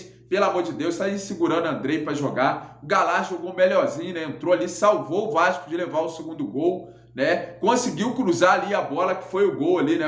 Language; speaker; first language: Portuguese; native; Portuguese